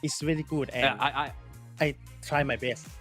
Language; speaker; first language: English; non-native, learner; Thai